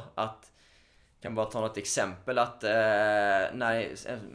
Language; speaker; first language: Swedish; native; Swedish